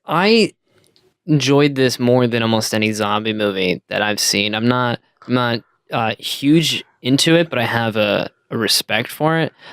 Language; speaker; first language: English; native; English